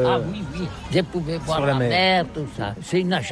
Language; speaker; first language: French; non-native, learner; Catalan